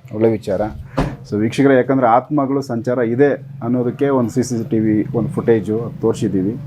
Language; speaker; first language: Kannada; native; Kannada